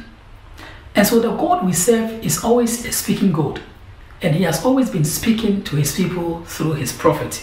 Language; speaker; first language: English; non-native, local second language; Akan